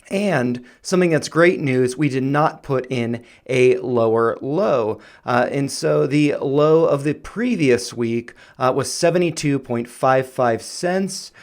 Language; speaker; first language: English; native; English